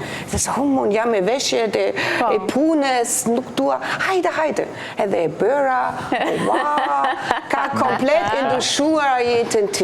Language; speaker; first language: Albanian; non-native, fluent; German